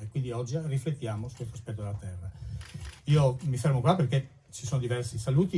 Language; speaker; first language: Italian; native; Italian